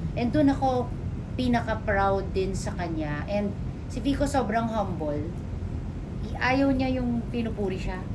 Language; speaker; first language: Filipino; native; Filipino